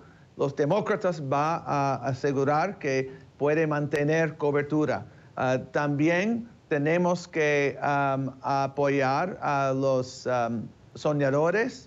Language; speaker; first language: Spanish; early bilingual, heritage; English